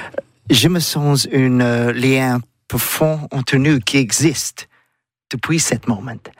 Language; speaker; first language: French; non-native, learner; English